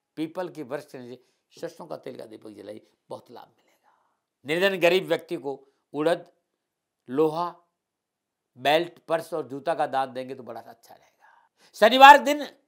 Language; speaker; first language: Hindi; native; Hindi